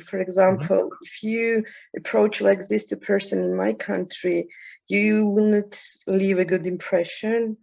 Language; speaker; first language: English; non-native, fluent; Georgian